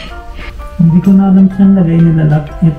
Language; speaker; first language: Filipino; non-native, learner; Hindi